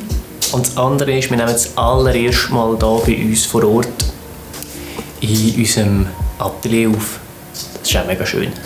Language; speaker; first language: German; native; German